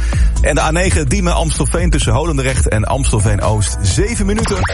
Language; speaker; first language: Dutch; native; Dutch